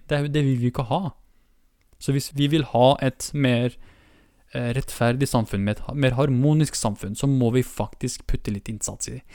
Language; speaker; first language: Norwegian; early bilingual, other home language; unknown